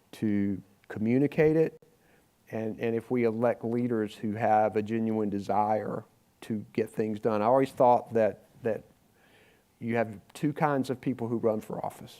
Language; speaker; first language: English; native; English